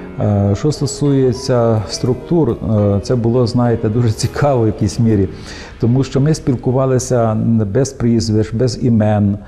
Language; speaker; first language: Ukrainian; native; Ukrainian